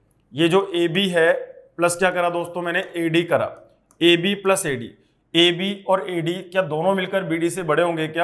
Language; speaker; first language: Hindi; native; Hindi